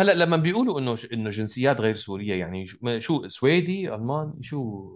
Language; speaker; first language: Arabic; native; Arabic